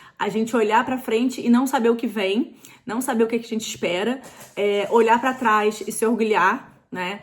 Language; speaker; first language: Portuguese; native; Portuguese